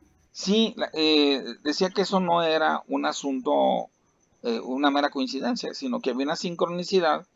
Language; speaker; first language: Spanish; native; Spanish